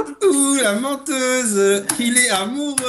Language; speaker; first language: French; native; French